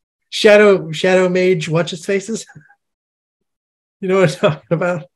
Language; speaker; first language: English; native; English